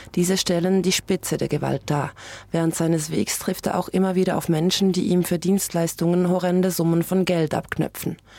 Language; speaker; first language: German; native; German